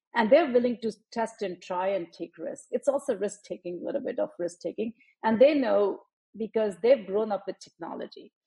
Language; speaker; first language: English; non-native, local second language; Hindi